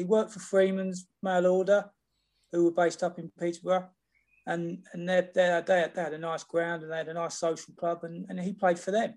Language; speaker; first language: English; native; English